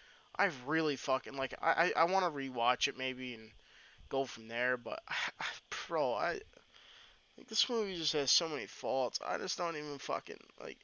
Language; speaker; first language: English; native; English